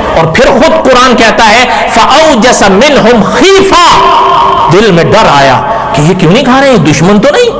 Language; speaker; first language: Urdu; non-native, local second language; Pashto